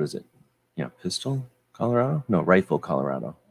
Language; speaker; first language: English; native; English